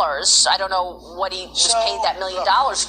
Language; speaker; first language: English; native; English